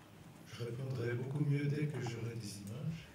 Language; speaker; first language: French; native; French